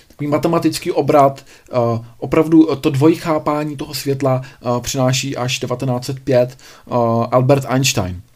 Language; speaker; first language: Czech; native; Czech